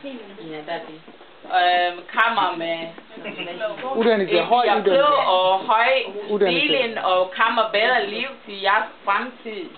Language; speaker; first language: Danish; non-native, learner; Burmese